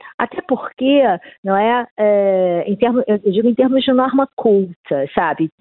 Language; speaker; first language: Portuguese; native; Portuguese